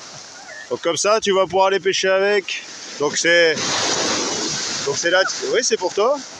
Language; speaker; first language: French; native; French